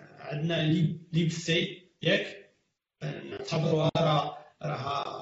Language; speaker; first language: Arabic; native; Arabic